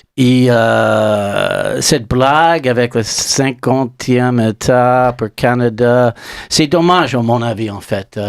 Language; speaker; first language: French; non-native, learner; English